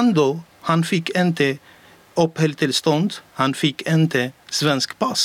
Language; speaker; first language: Swedish; non-native, learner; Arabic